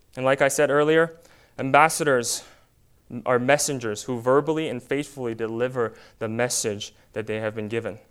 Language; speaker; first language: English; early bilingual, other home language; Korean